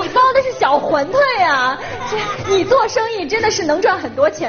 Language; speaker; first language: Chinese; native; Chinese